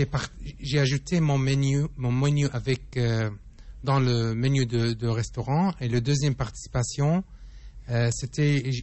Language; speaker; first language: French; non-native, learner; Arabic